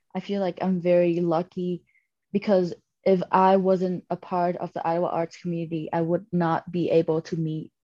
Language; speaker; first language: English; non-native, fluent; Vietnamese